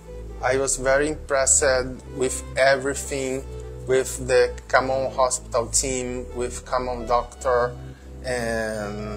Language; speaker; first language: English; non-native, learner; Portuguese